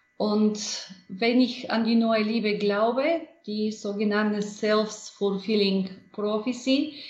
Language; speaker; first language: German; non-native, fluent; Bulgarian